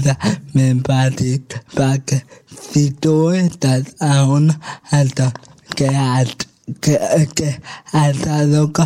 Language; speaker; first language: Catalan; non-native, local second language; Spanish